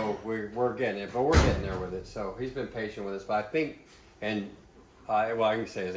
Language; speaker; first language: English; native; English